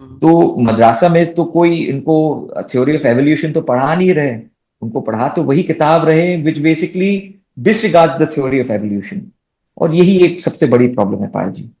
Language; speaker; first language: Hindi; non-native, local second language; Bangla